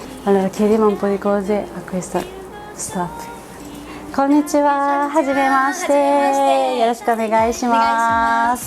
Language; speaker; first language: Italian; non-native, fluent; Japanese